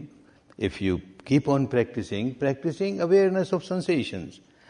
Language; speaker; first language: English; non-native, fluent; Burmese